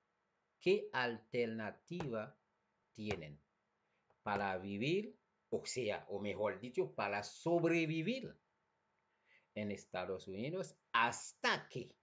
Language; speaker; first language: Spanish; non-native, fluent; Haitian Creole